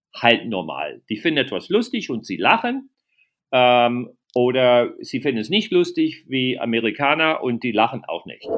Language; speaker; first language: German; non-native, fluent; English